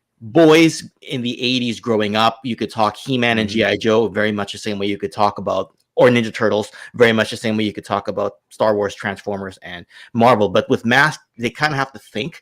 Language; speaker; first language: English; native; English